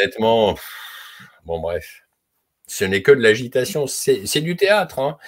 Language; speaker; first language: French; native; French